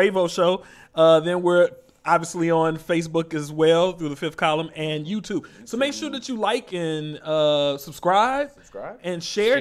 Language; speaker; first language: English; native; English